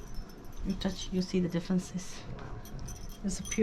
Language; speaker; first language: English; non-native, learner; Hindi